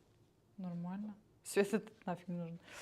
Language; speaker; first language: Russian; non-native, fluent; Estonian